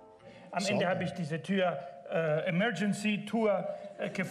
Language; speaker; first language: German; non-native, fluent; Spanish